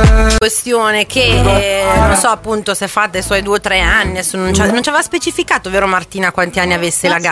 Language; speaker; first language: Italian; native; Italian